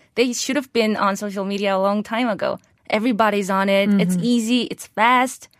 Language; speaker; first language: English; non-native, fluent; Korean